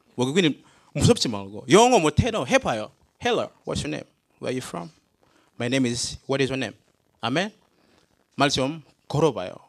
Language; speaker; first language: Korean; non-native, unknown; Swahili